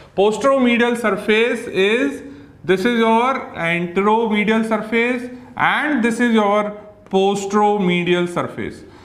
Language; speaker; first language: English; non-native, local second language; Hindi